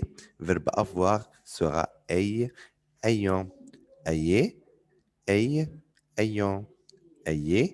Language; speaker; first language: French; non-native, fluent; Arabic